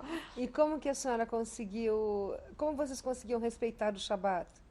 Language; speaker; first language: Portuguese; native; Portuguese